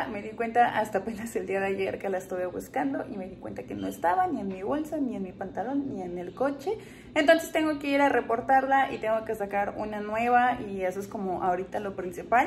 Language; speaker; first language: Spanish; native; Spanish